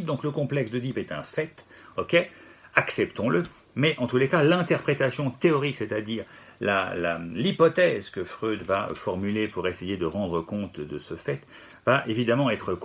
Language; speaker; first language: French; native; French